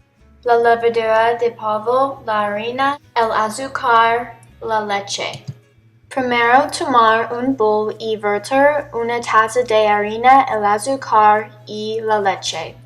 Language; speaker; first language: Spanish; non-native, learner; English